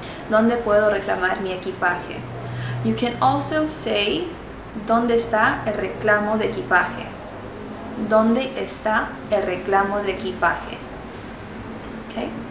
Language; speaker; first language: Spanish; early bilingual, heritage; Spanish